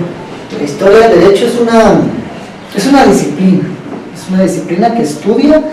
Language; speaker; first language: Spanish; native; Spanish